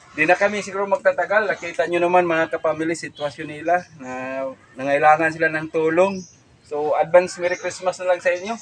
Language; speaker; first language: Filipino; non-native, local second language; Cebuano